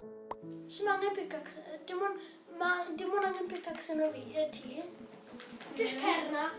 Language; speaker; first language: Welsh; native; Welsh